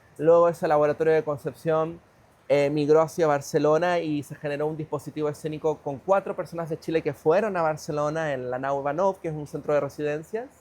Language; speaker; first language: Spanish; native; Spanish